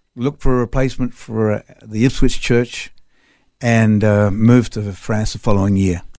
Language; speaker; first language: English; non-native, local second language; French